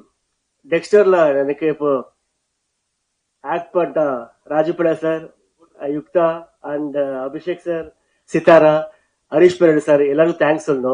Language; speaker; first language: Tamil; non-native, learner; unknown